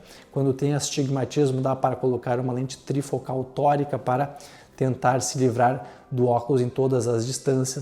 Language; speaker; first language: Portuguese; native; Portuguese